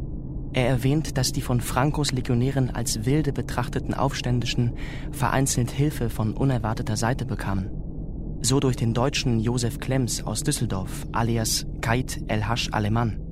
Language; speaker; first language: German; native; German